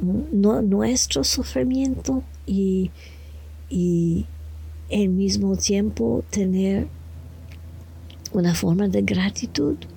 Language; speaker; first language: Spanish; non-native, learner; English